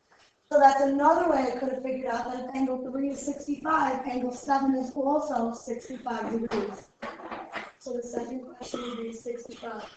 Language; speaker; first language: English; native; English